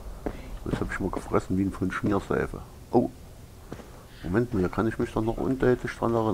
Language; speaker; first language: German; native; German